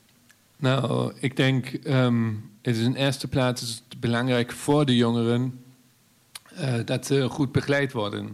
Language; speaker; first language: Dutch; non-native, fluent; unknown